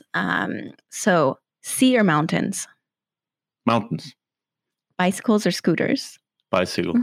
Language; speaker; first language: English; non-native, fluent; Danish